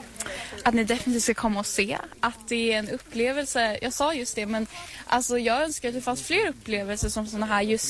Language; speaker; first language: Swedish; native; Swedish